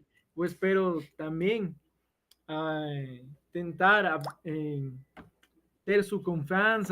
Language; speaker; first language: Portuguese; non-native, learner; Spanish